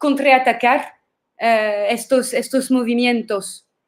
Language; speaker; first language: Spanish; non-native, fluent; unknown